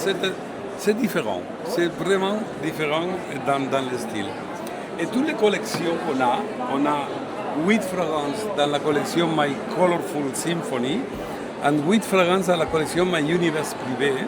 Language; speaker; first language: French; non-native, fluent; Spanish